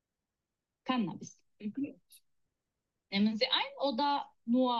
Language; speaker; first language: German; non-native, learner; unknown